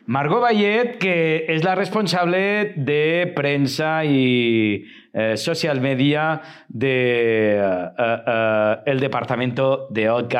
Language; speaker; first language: Spanish; native; Spanish